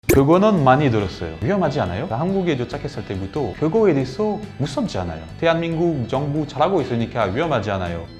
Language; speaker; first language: Korean; non-native, learner; French